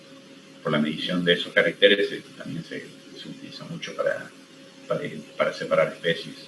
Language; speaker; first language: Spanish; native; Spanish